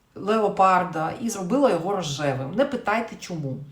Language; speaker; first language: Ukrainian; non-native, local second language; Russian